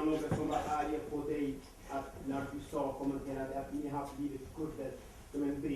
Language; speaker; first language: Swedish; non-native, fluent; Kurdish